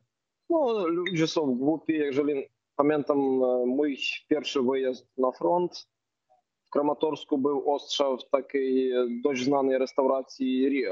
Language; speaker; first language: Polish; non-native, fluent; Ukrainian